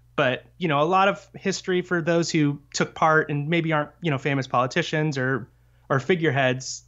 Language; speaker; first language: English; native; English